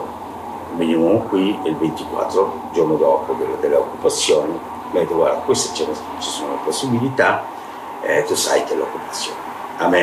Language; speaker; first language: Italian; non-native, fluent; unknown